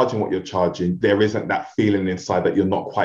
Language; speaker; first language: English; native; English